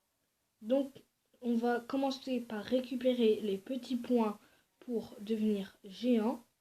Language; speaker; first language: French; native; French